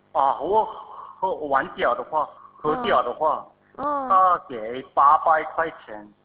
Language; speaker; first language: Chinese; non-native, fluent; Korean